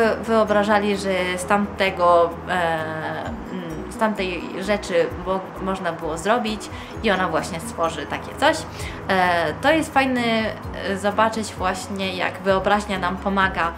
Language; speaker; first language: Polish; early bilingual, heritage; Polish